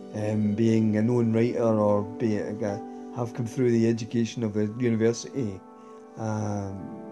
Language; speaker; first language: English; native; English